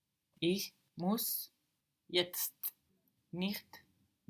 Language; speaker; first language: German; non-native, learner; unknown